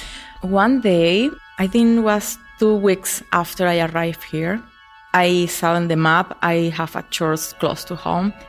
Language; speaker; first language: English; non-native, learner; Spanish